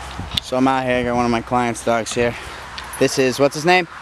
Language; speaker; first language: English; native; English